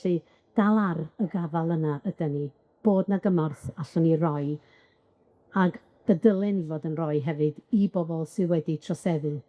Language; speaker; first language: Welsh; native; Welsh